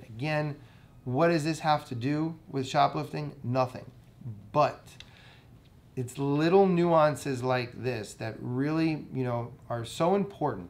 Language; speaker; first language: English; native; English